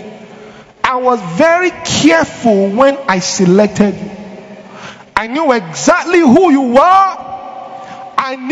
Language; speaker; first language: English; non-native, local second language; Yoruba